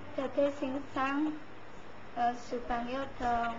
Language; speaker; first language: Cantonese; non-native, learner; Indonesian